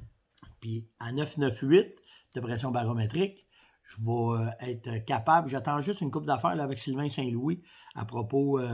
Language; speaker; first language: French; native; French